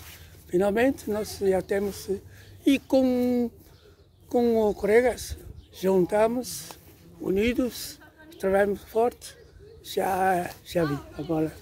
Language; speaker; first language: Portuguese; non-native, learner; Chinese